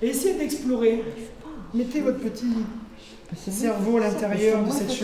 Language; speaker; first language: French; native; French